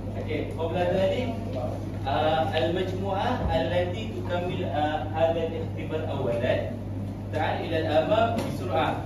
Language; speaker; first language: Arabic; non-native, learner; Malay